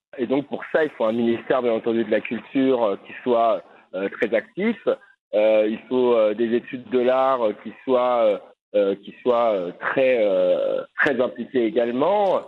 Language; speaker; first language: French; native; French